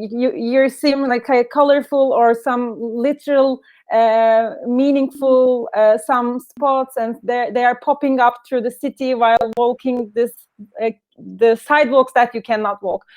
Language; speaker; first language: English; non-native, fluent; Turkish